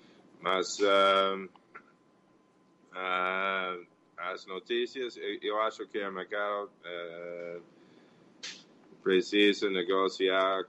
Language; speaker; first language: Portuguese; non-native, fluent; English